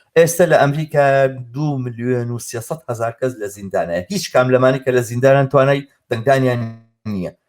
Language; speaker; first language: Central Kurdish; native; Central Kurdish